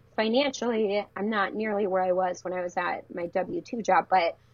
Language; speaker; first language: English; native; English